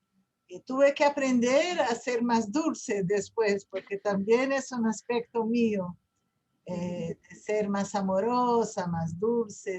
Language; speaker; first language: Spanish; non-native, fluent; Portuguese